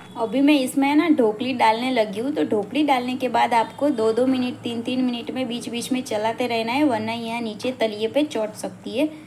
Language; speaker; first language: Hindi; non-native, local second language; Gujarati